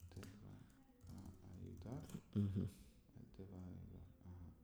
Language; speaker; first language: Spanish; non-native, fluent; English